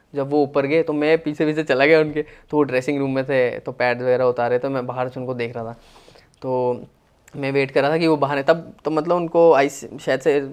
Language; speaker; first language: Hindi; native; Hindi